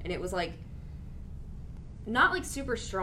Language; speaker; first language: English; native; English